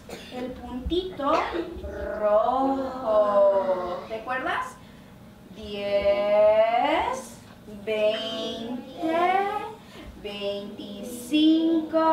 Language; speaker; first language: Spanish; early bilingual, heritage; Spanish